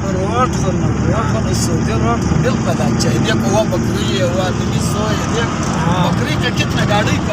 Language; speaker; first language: Hindi; non-native, learner; Pashto